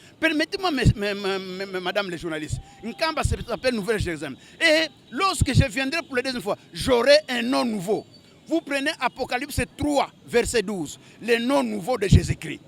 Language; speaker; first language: French; non-native, local second language; Lingala